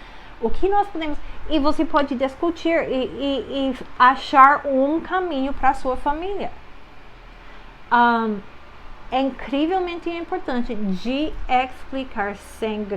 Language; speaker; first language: Portuguese; non-native, fluent; English